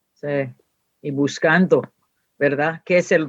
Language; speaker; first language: Spanish; non-native, learner; English